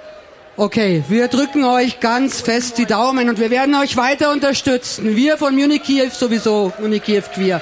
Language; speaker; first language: German; native; German